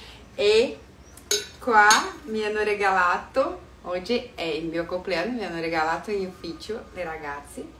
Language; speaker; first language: Italian; non-native, fluent; Portuguese